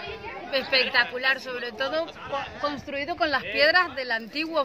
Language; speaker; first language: Spanish; native; Spanish